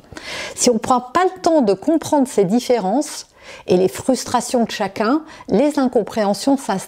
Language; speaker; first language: French; native; French